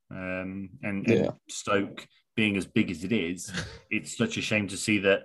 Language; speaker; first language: English; native; English